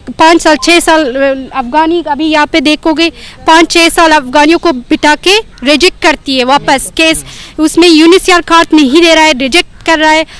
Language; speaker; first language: Hindi; non-native, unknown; Persian